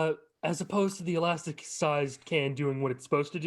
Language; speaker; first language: English; native; English